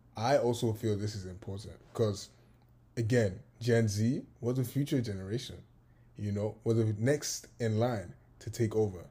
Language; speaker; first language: English; non-native, local second language; Yoruba